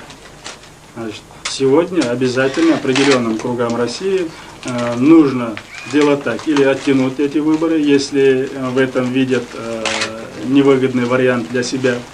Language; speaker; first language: Russian; non-native, local second language; Chechen